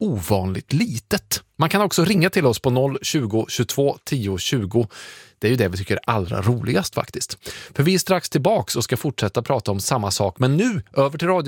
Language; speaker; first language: Swedish; native; Swedish